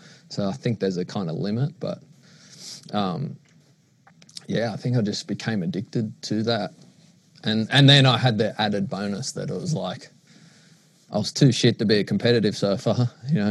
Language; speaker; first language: English; native; English